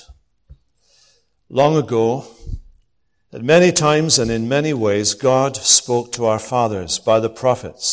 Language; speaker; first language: English; native; English